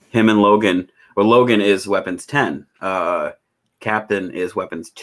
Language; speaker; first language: English; native; English